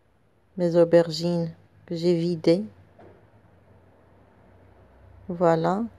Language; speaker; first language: French; non-native, local second language; Arabic